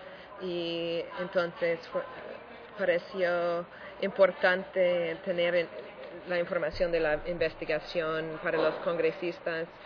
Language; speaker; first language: Spanish; non-native, fluent; English